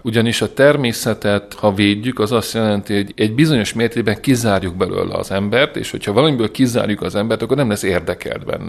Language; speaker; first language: Hungarian; native; Hungarian